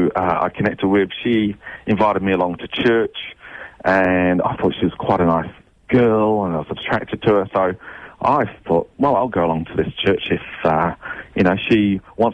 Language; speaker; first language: English; native; English